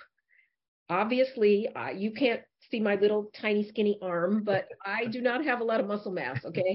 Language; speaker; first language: English; native; English